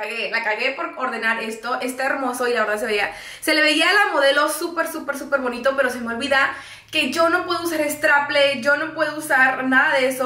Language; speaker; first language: Spanish; early bilingual, heritage; Spanish